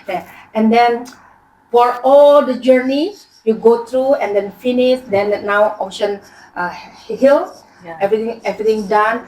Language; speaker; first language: English; non-native, learner; Indonesian